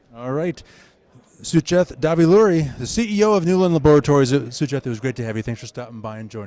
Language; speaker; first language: English; native; English